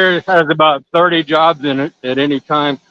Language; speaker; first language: English; native; English